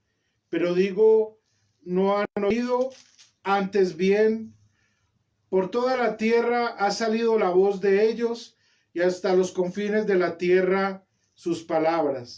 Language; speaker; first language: Spanish; native; Spanish